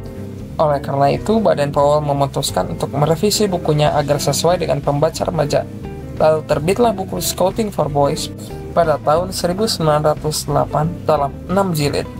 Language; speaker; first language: Indonesian; native; Indonesian